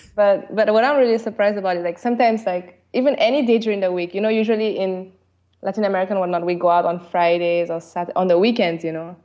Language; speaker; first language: English; early bilingual, other home language; French